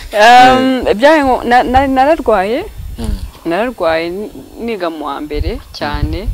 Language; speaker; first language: Kinyarwanda; native; Kinyarwanda